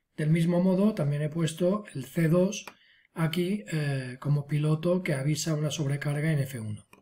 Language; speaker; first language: Spanish; non-native, local second language; Catalan